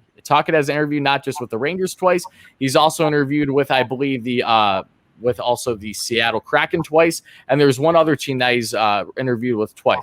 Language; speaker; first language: English; native; English